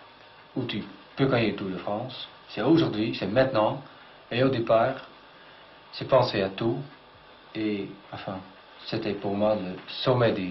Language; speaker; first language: French; non-native, fluent; Dutch